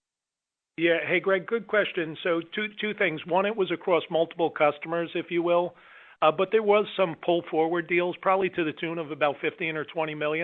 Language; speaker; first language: English; native; English